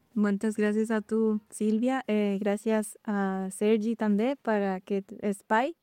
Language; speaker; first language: Catalan; non-native, learner; Guarani